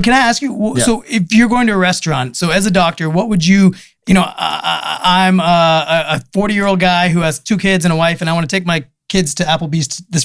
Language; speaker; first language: English; native; English